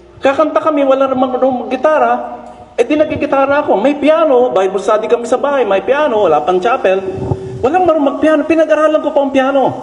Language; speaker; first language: Filipino; non-native, local second language; Iloko